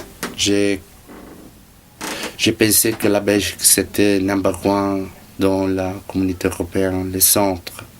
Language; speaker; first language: French; non-native, learner; Italian